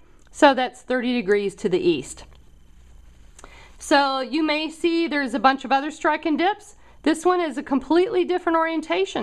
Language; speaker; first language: English; native; English